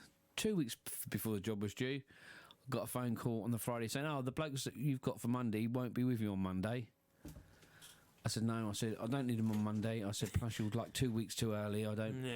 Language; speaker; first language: English; native; English